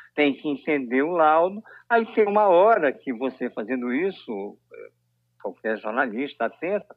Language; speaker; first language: Portuguese; native; Portuguese